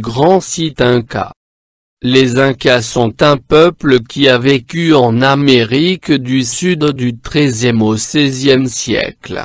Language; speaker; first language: French; non-native, local second language; Arabic